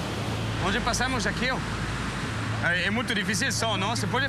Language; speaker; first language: Portuguese; non-native, learner; French